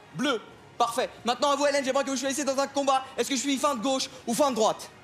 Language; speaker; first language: French; non-native, fluent; Arabic